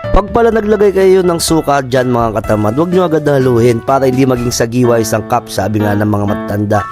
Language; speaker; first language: Filipino; non-native, local second language; Pampanga